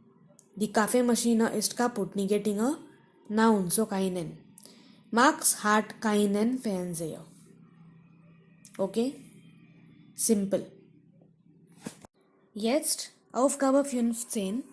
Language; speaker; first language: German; non-native, fluent; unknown